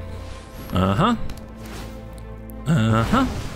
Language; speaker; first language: English; native; English